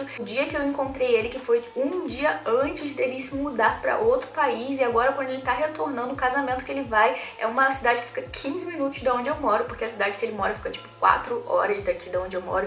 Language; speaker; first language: Portuguese; native; Portuguese